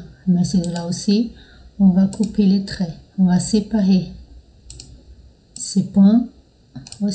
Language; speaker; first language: French; non-native, fluent; Portuguese